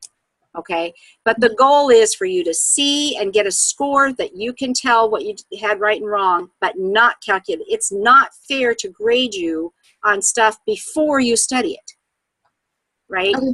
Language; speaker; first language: English; native; English